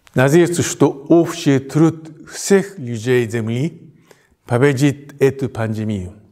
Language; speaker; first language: Russian; non-native, fluent; Japanese